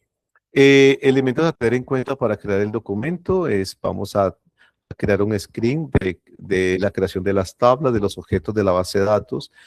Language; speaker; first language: Spanish; native; Spanish